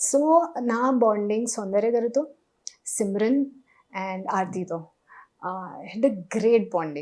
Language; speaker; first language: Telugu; non-native, learner; Hindi